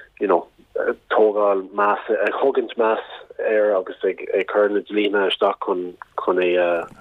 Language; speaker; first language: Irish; non-native, local second language; English